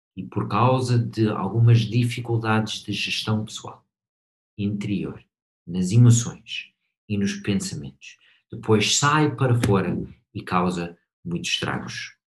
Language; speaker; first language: Portuguese; non-native, fluent; English